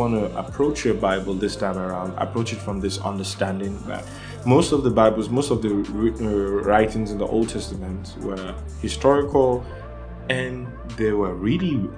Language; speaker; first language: English; non-native, local second language; Yoruba